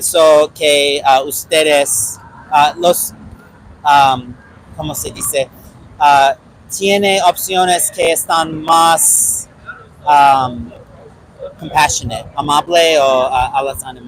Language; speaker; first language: Spanish; non-native, learner; English